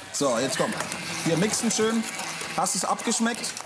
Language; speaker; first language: German; native; German